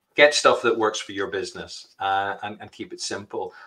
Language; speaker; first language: English; native; English